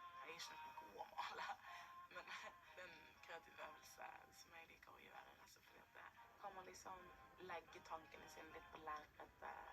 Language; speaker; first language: Norwegian; early bilingual, other home language; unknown